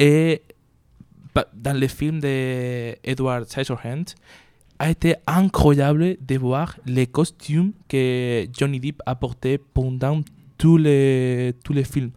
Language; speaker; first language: French; non-native, learner; Spanish